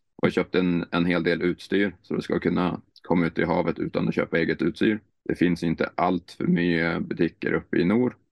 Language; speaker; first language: Swedish; native; Swedish